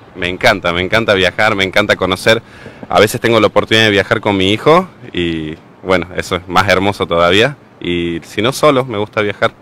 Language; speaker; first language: Spanish; native; Spanish